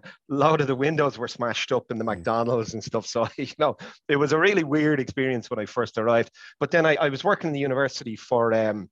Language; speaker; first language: English; native; English